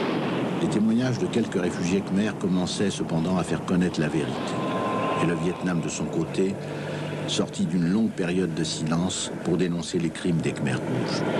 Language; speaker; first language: French; native; French